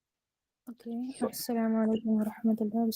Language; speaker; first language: Arabic; non-native, learner; Urdu